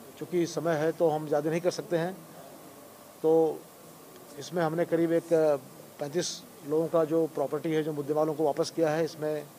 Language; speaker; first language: Hindi; non-native, local second language; Marathi